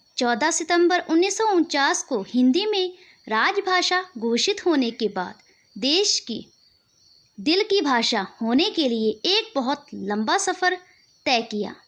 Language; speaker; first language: Hindi; native; Hindi